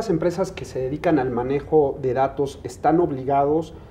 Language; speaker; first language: Spanish; native; Spanish